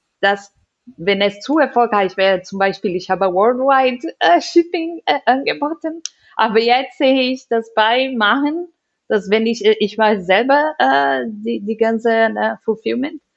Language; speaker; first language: German; non-native, learner; Portuguese